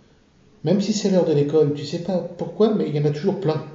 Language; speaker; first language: French; native; French